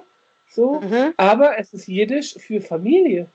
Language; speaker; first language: German; native; German